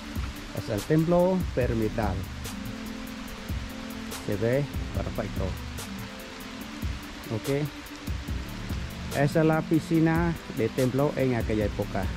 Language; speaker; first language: Spanish; non-native, learner; Khmer